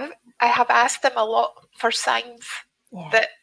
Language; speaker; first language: English; native; English